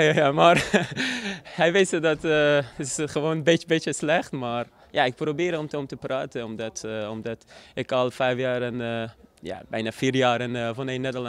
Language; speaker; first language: Dutch; non-native, learner; Persian